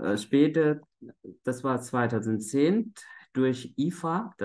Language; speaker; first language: German; non-native, fluent; Vietnamese